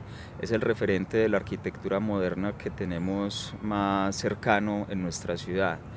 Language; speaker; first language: Spanish; native; Spanish